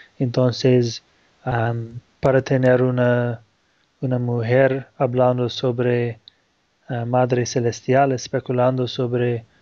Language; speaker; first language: Spanish; non-native, fluent; Portuguese